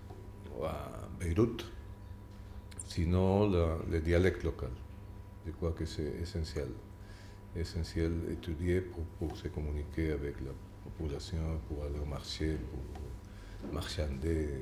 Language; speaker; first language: French; non-native, fluent; Spanish